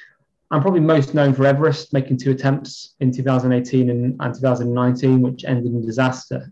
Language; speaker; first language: English; native; English